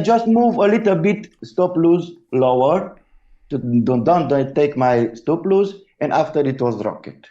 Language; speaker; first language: English; non-native, learner; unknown